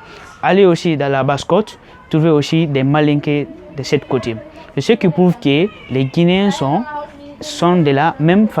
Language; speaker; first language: French; non-native, local second language; Fula